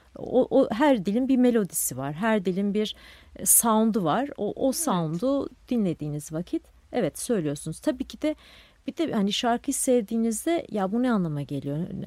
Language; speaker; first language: Turkish; non-native, local second language; Kurdish